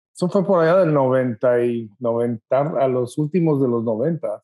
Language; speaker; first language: Spanish; native; Spanish